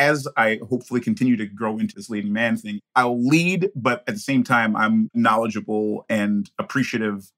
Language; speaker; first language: English; native; English